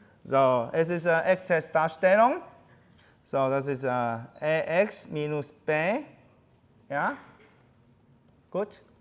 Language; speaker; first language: German; non-native, fluent; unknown